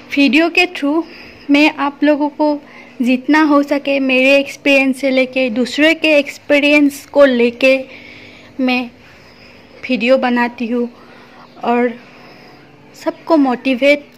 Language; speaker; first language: Hindi; non-native, local second language; Assamese